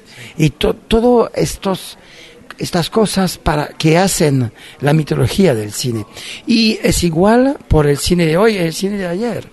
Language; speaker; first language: Spanish; non-native, fluent; French